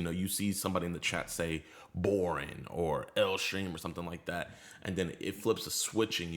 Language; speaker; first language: English; native; English